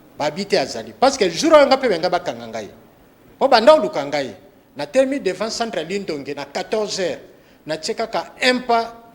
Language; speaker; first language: Lingala; native; Lingala